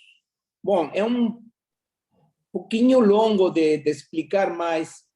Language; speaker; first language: Portuguese; non-native, fluent; Spanish